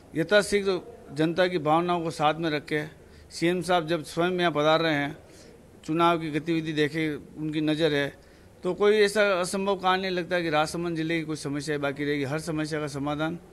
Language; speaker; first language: Hindi; native; Hindi